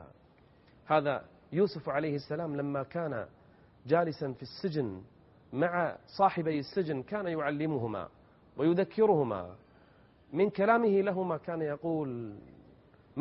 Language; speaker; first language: Arabic; native; Arabic